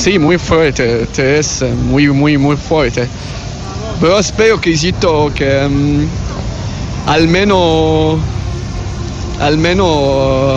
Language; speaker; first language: Spanish; non-native, learner; Arabic